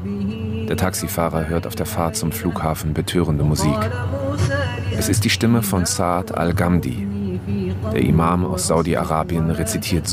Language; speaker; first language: German; native; German